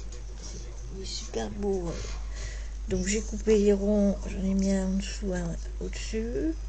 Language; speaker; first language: French; native; French